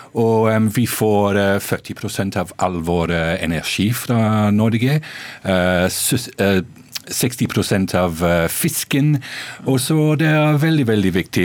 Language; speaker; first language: Norwegian; non-native, fluent; English